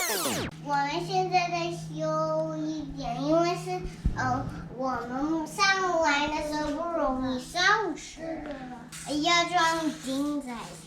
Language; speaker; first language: Chinese; early bilingual, heritage; Chinese